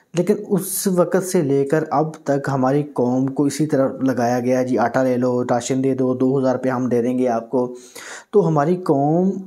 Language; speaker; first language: Urdu; non-native, local second language; Punjabi